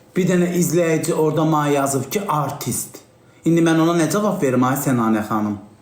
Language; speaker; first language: Azerbaijani; native; Azerbaijani